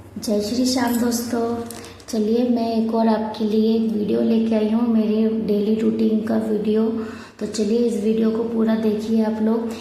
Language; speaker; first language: Hindi; non-native, local second language; Bangla